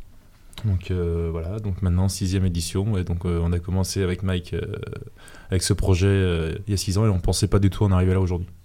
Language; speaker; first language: French; native; French